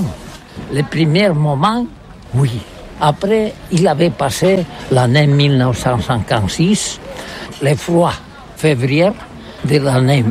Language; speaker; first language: French; non-native, learner; Catalan